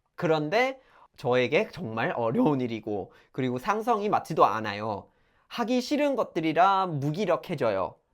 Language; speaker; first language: Korean; non-native, fluent; English